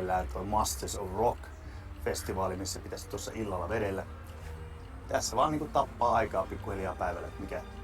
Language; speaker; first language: Finnish; native; Finnish